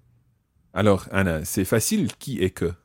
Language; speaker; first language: French; non-native, fluent; English